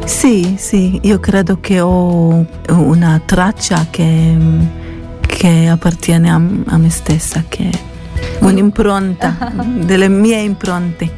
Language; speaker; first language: Italian; non-native, fluent; Hebrew